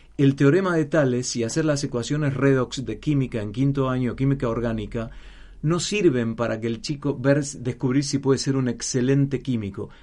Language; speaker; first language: Spanish; native; Spanish